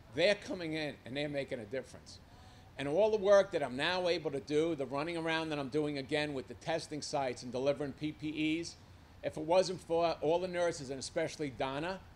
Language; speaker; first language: English; native; English